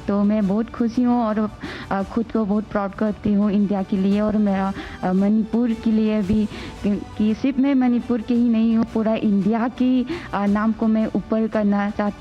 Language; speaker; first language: Hindi; non-native, local second language; Manipuri